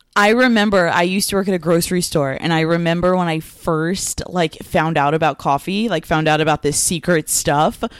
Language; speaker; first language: English; native; English